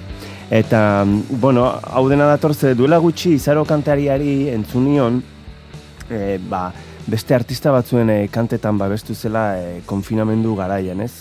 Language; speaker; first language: Basque; native; Basque